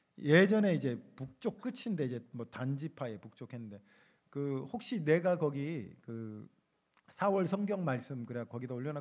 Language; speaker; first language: Korean; native; Korean